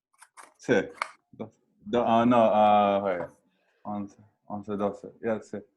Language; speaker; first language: Spanish; non-native, learner; English